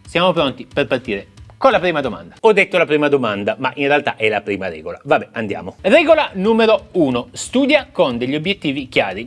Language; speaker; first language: Italian; native; Italian